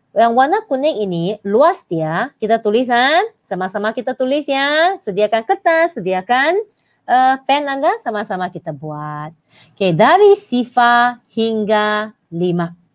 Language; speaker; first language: Malay; non-native, local second language; Chinese